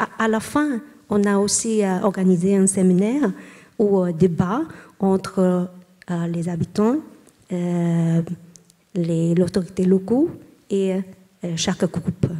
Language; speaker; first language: French; non-native, learner; Chinese